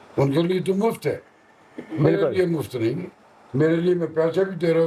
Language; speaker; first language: Urdu; non-native, local second language; Punjabi